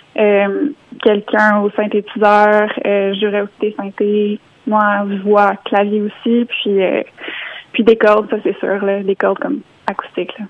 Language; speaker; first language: French; native; French